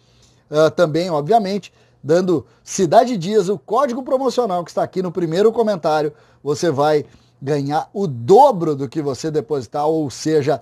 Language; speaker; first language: Portuguese; native; Portuguese